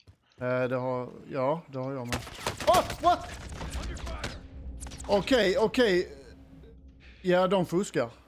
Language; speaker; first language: Swedish; native; Swedish